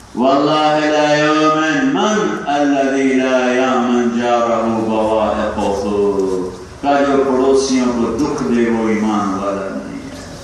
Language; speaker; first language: Urdu; non-native, local second language; Punjabi